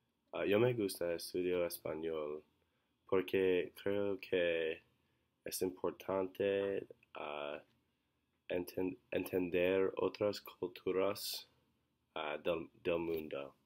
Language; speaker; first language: Spanish; non-native, learner; English